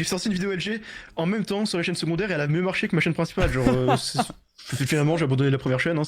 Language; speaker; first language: French; native; French